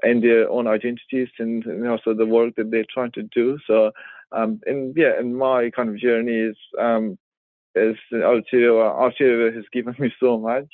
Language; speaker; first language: English; non-native, local second language; Persian